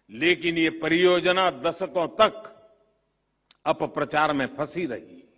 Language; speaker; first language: Hindi; non-native, local second language; Gujarati